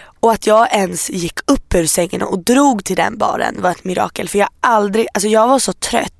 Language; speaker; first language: Swedish; early bilingual, other home language; Persian